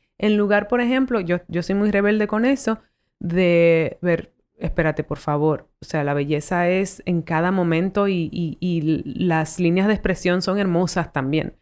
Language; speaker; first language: Spanish; early bilingual, heritage; Spanish